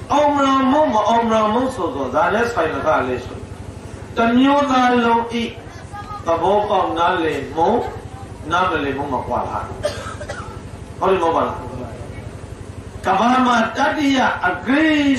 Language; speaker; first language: Burmese; native; Burmese